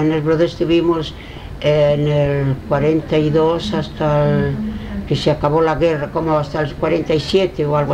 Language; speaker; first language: Spanish; early bilingual, heritage; Spanish